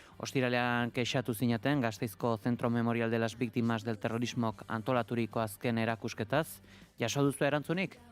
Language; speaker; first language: Basque; native; Basque